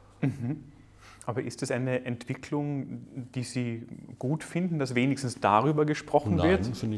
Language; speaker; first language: German; native; German